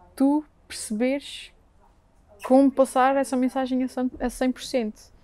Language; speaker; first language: Portuguese; native; Portuguese